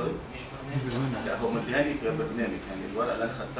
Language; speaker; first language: Arabic; native; Arabic